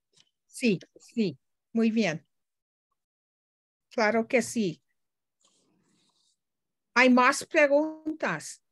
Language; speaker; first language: Spanish; non-native, learner; English